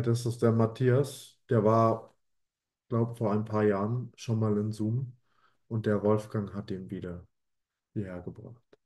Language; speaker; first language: German; native; German